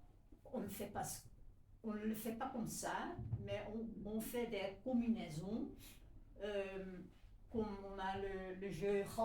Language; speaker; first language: French; non-native, fluent; Dutch